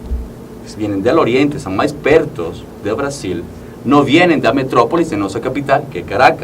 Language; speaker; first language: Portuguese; non-native, fluent; Spanish